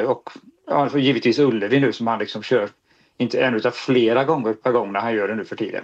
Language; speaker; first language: Swedish; native; Swedish